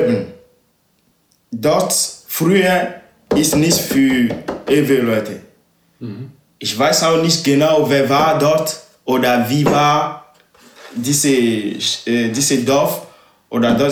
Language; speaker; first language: German; non-native, learner; Ewe